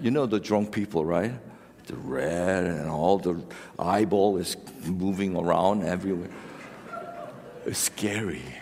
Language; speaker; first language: English; non-native, fluent; Korean